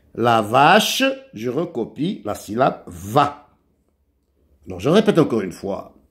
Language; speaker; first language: French; non-native, local second language; Arabic